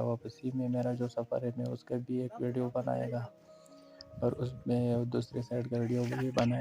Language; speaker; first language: Hindi; non-native, local second language; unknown